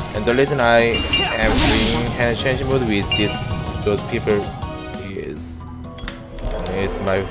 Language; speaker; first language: English; non-native, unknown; Korean